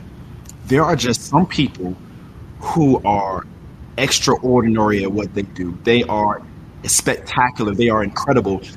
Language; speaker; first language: English; native; English